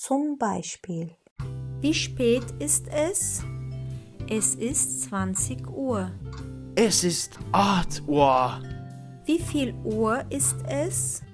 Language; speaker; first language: German; non-native, fluent; Turkish